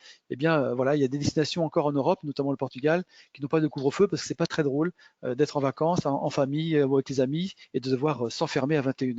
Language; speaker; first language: French; native; French